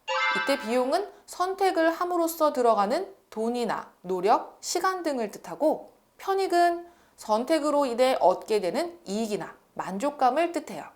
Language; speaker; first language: Korean; native; Korean